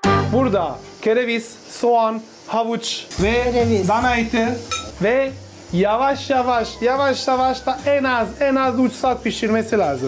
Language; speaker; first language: Turkish; non-native, learner; Italian